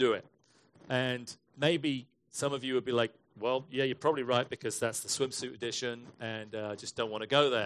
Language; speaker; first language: English; native; English